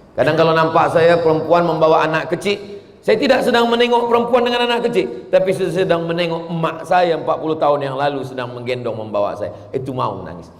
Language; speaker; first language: Malay; native; Malay